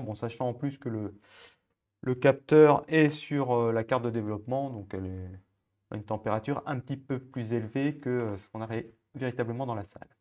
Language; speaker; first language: French; native; French